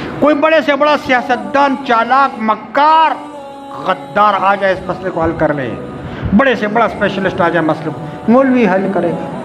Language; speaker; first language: Urdu; non-native, local second language; Pashto